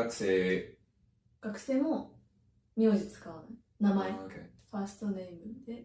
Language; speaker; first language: Japanese; non-native, learner; English